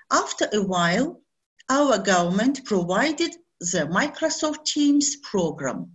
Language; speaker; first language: English; non-native, learner; Azerbaijani